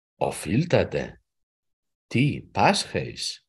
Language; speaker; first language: Greek; non-native, learner; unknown